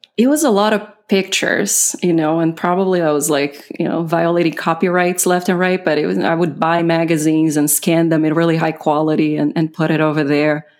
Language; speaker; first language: English; non-native, fluent; Portuguese